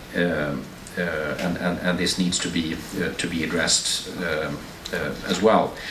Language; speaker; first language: English; non-native, fluent; Swedish